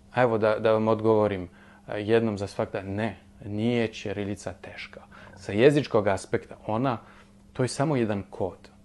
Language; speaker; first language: Bosnian; non-native, fluent; French